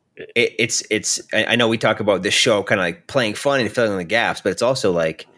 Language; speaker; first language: English; native; English